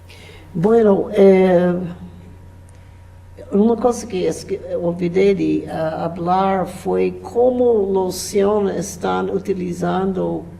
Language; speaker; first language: Spanish; non-native, fluent; English